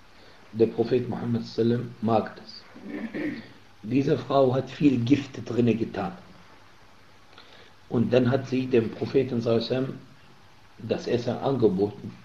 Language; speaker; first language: German; non-native, fluent; Arabic